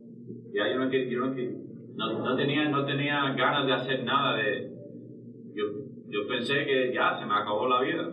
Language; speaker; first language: Spanish; early bilingual, heritage; Spanish